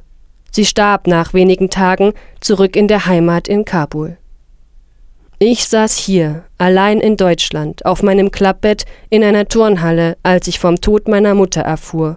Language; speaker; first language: German; non-native, fluent; Persian